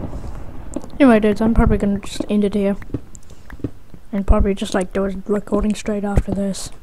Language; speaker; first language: English; native; English